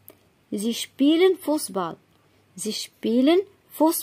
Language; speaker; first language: German; non-native, fluent; Arabic